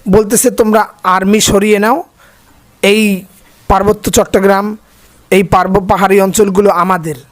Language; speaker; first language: Bangla; native; Bangla